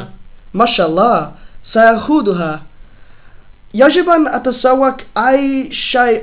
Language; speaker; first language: Arabic; non-native, learner; English